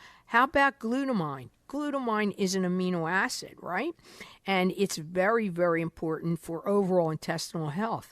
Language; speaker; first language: English; native; English